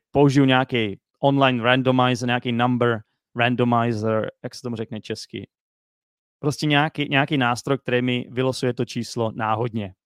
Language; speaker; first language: Czech; native; Czech